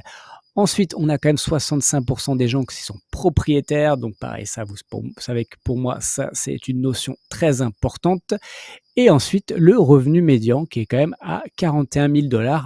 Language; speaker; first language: French; native; French